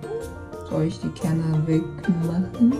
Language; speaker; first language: German; non-native, learner; Chinese